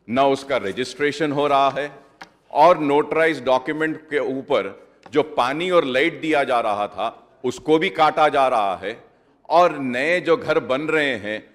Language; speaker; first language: Hindi; non-native, local second language; Urdu